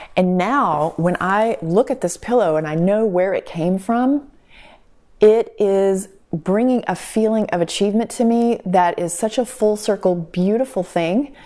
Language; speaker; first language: English; native; English